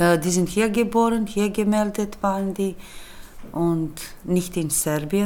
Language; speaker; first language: German; early bilingual, other home language; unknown